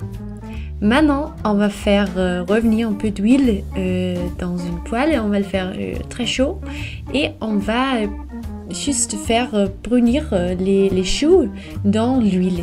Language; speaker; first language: French; non-native, fluent; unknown